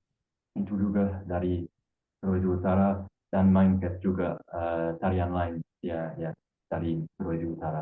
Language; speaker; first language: Indonesian; non-native, fluent; English